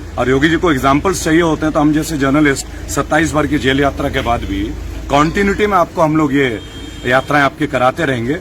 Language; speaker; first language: Hindi; non-native, local second language; Bangla